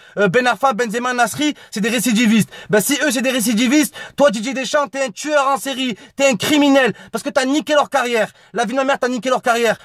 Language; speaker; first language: French; native; French